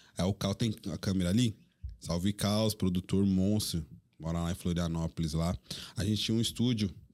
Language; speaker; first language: Portuguese; native; Portuguese